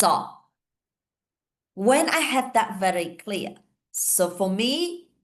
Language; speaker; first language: English; non-native, fluent; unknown